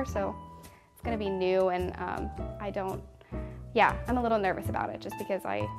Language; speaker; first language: English; native; English